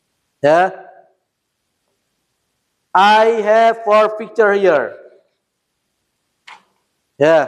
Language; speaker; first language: English; non-native, learner; Indonesian